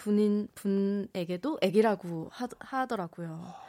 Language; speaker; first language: Korean; native; Korean